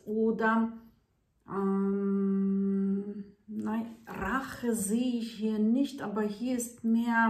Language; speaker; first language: German; non-native, fluent; Russian